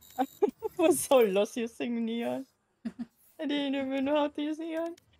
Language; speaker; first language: English; non-native, local second language; Filipino